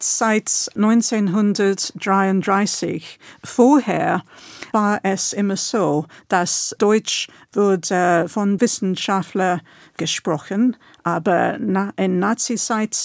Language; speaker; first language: German; non-native, fluent; English